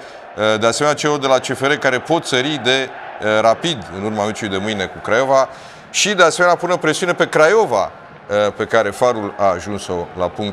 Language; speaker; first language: Romanian; native; Romanian